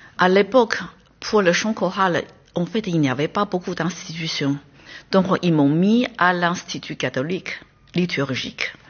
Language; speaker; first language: French; non-native, fluent; Chinese